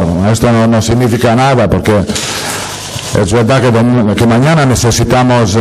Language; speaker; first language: Spanish; non-native, fluent; Italian